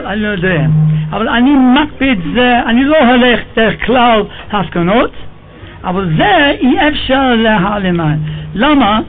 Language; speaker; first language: Hebrew; non-native, fluent; English